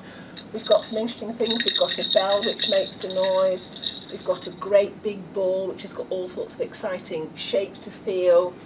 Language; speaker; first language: English; native; English